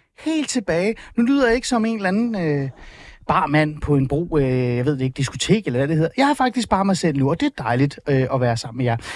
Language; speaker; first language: Danish; early bilingual, other home language; Persian